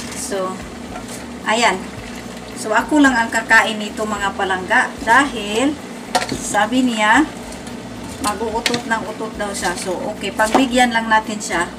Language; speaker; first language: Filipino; non-native, local second language; Cebuano